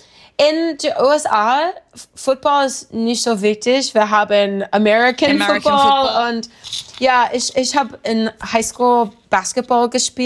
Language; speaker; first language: German; non-native, learner; English